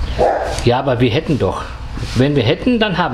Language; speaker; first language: German; native; German